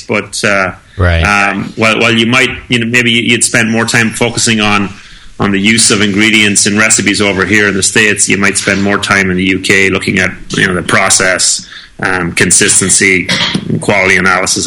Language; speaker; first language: English; native; English